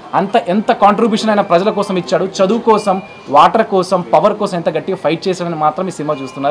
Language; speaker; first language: Telugu; native; Telugu